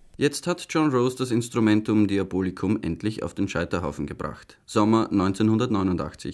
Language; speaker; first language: German; native; German